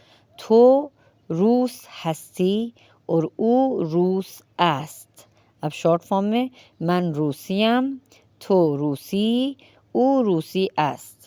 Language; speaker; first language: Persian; non-native, fluent; Urdu